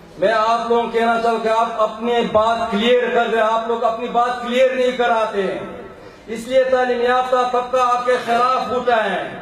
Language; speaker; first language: Urdu; non-native, local second language; Pashto